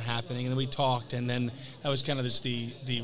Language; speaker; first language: English; native; English